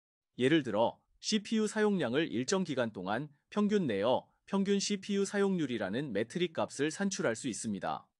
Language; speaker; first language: Korean; native; Korean